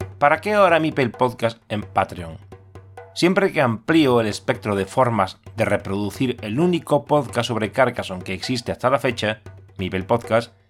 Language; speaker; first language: Spanish; native; Spanish